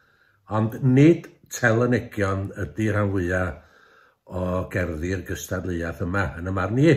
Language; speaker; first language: Welsh; native; Welsh